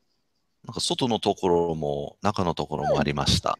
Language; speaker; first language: Japanese; non-native, fluent; English